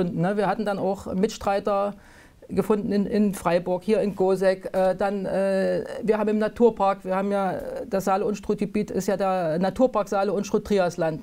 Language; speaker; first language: German; native; German